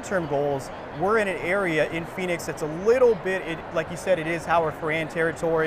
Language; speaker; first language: English; native; English